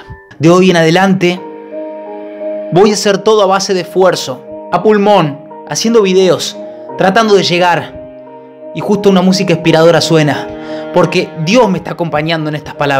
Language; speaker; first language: Spanish; native; Spanish